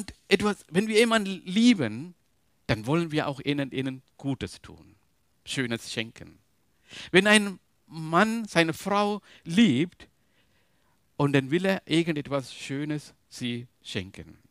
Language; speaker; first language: German; non-native, learner; Tamil